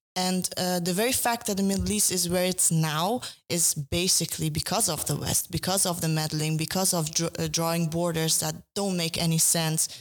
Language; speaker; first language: English; non-native, fluent; Persian